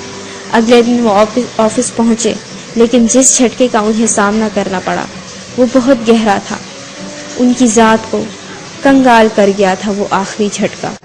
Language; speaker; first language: Urdu; native; Urdu